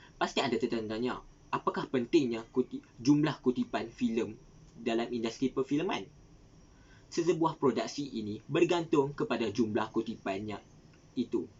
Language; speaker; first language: Malay; native; Malay